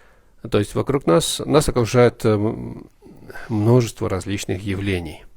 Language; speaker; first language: Russian; native; Russian